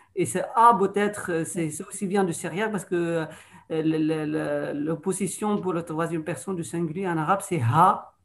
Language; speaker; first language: French; non-native, fluent; Arabic